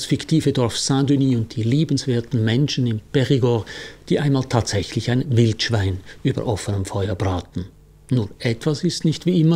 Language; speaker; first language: German; native; German